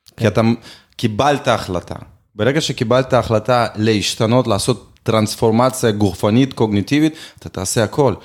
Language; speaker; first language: Hebrew; non-native, fluent; Russian